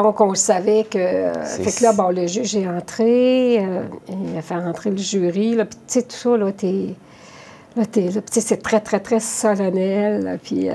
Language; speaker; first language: French; native; French